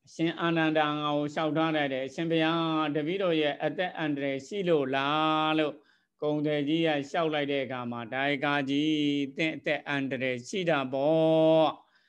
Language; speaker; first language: Burmese; native; Burmese